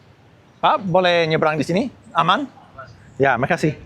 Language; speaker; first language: Indonesian; non-native, learner; English